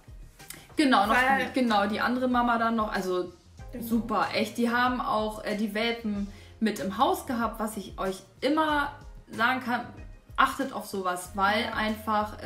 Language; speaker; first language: German; native; German